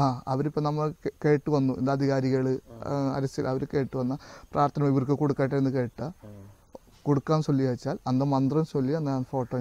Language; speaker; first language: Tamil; non-native, learner; Malayalam